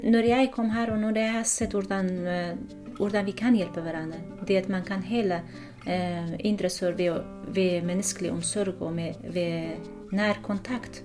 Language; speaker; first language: Norwegian; non-native, fluent; Kurdish